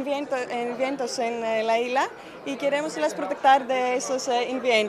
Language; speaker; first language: Spanish; non-native, learner; Greek